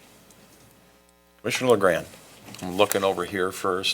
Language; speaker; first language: English; native; English